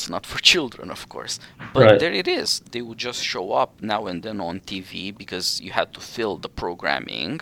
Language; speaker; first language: English; non-native, fluent; Romanian